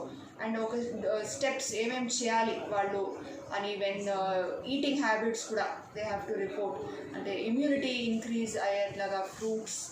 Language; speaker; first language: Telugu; native; Telugu